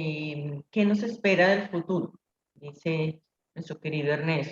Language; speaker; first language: Spanish; native; Spanish